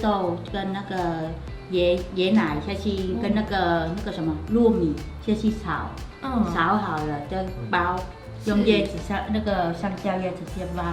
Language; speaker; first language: Chinese; non-native, learner; Vietnamese